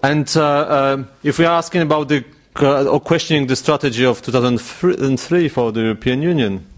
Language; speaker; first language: English; non-native, fluent; Polish